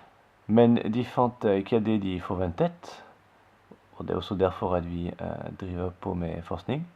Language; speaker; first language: Norwegian; non-native, fluent; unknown